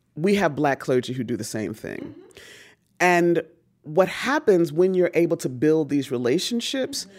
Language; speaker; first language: English; native; English